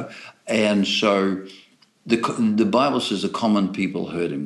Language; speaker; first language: English; native; English